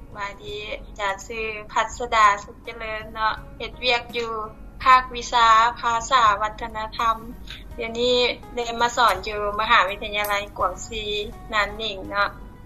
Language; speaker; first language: Lao; native; Lao